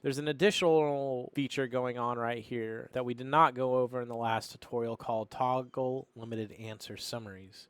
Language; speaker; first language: English; native; English